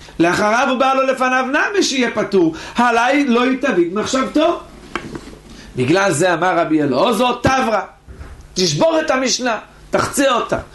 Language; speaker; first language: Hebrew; native; Hebrew